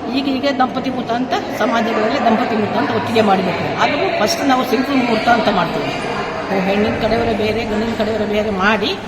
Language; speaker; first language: Kannada; non-native, local second language; Kodava